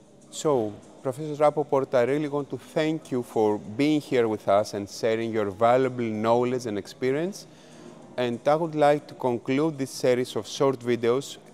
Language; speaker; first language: English; non-native, fluent; Greek